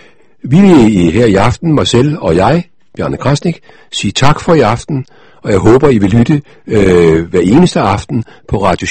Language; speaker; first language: Danish; native; Danish